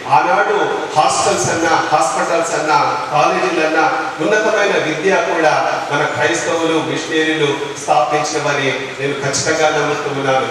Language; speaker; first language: Telugu; non-native, local second language; Lambadi